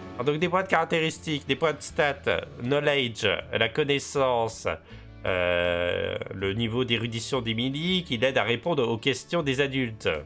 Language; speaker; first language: French; native; French